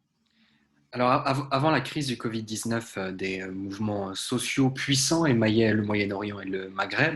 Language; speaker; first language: French; native; French